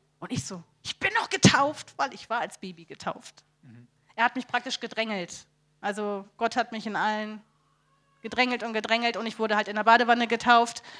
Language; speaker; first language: German; native; German